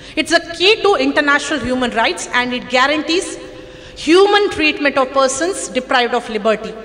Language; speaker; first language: English; non-native, local second language; Kannada